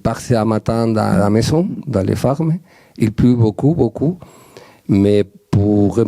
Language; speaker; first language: French; non-native, learner; Spanish